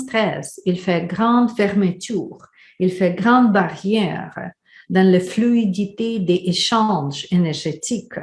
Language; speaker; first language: French; non-native, fluent; Ukrainian